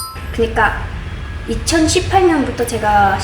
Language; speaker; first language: Korean; non-native, fluent; Indonesian